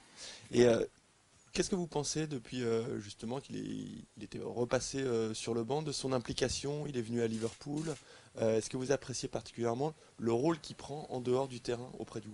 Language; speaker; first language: French; native; French